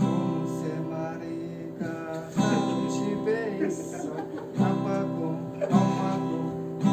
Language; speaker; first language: Korean; non-native, learner; Mongolian